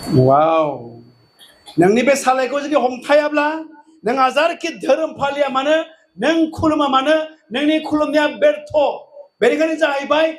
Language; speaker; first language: Hindi; non-native, local second language; Bodo